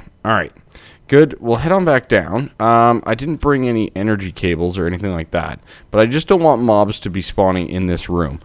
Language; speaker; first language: English; native; English